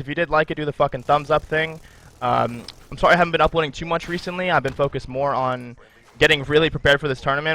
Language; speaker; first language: English; native; English